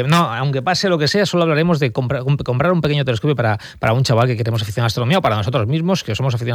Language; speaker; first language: Spanish; native; Spanish